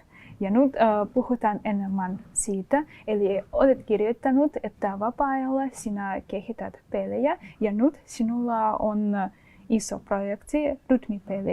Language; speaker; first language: Finnish; non-native, fluent; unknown